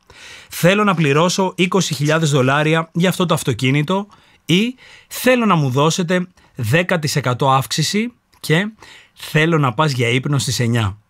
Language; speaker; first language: Greek; native; Greek